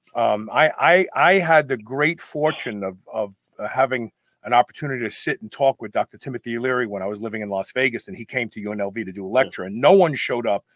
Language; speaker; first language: English; native; English